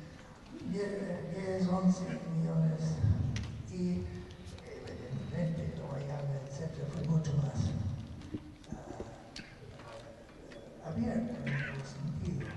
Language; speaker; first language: Spanish; non-native, fluent; English